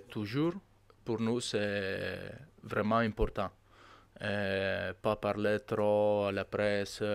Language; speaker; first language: French; non-native, learner; Italian